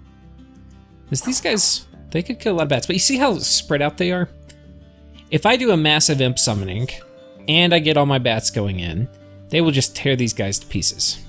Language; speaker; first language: English; native; English